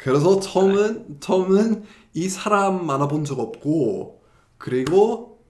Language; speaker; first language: Korean; non-native, fluent; English